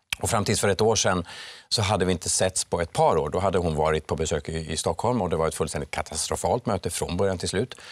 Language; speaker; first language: Swedish; early bilingual, other home language; Finnish